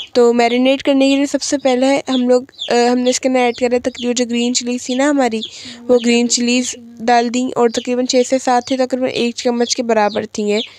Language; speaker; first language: Urdu; native; Urdu